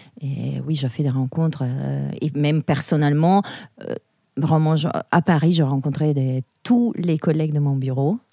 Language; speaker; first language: French; non-native, fluent; Italian